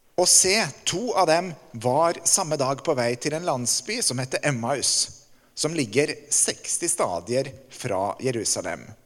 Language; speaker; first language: Norwegian; native; Norwegian